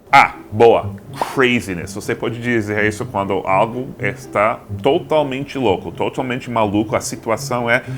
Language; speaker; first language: Portuguese; non-native, fluent; English